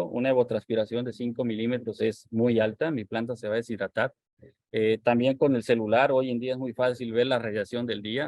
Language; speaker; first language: Spanish; native; Spanish